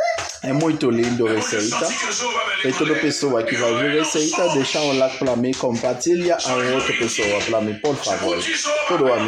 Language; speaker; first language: Portuguese; non-native, learner; Haitian Creole